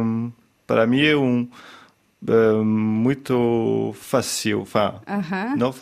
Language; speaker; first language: Portuguese; non-native, learner; French